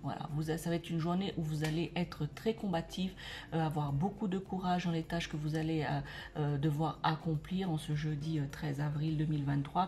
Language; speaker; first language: French; native; French